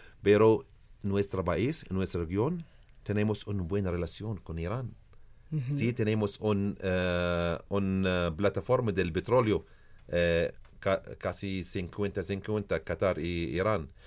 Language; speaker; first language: Spanish; non-native, learner; Arabic